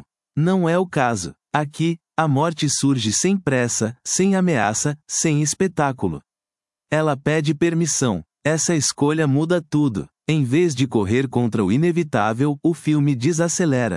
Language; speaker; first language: Portuguese; native; Portuguese